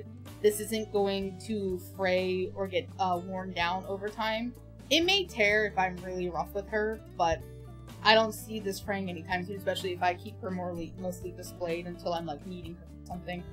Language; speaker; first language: English; native; English